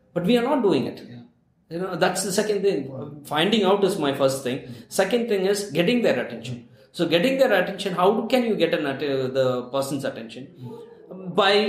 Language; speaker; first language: English; non-native, local second language; Tamil